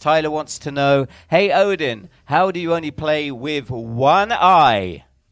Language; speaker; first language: English; native; English